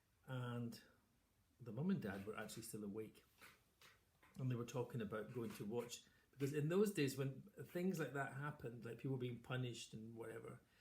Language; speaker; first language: English; native; English